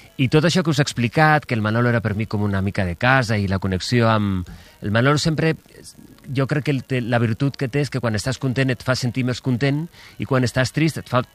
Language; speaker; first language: Catalan; native; Catalan